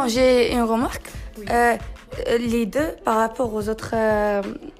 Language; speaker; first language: French; non-native, learner; Tachelhit